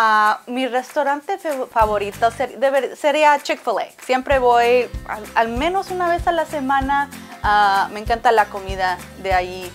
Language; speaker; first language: Spanish; early bilingual, heritage; Spanish